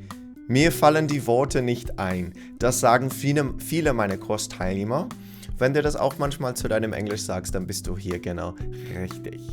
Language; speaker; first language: German; non-native, fluent; English